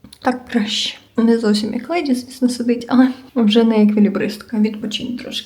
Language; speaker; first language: Ukrainian; native; Ukrainian